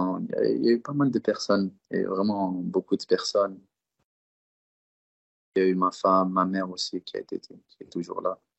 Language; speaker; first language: French; early bilingual, other home language; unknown